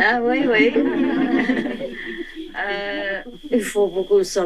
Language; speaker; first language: French; non-native, learner; Vietnamese